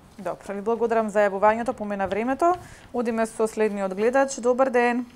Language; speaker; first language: Macedonian; native; Macedonian